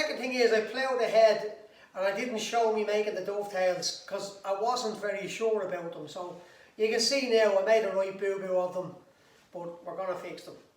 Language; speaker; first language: English; native; English